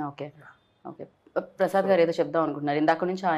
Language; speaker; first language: Telugu; native; Telugu